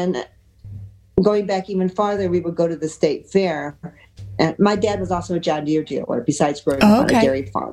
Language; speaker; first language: English; native; English